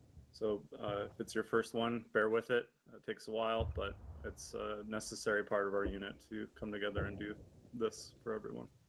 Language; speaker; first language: English; native; English